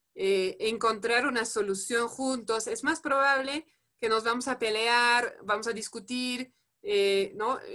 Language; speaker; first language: Spanish; non-native, fluent; French